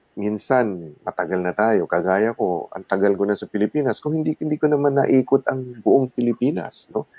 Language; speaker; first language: Filipino; non-native, local second language; Chavacano